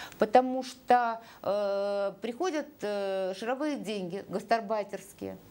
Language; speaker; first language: Russian; native; Russian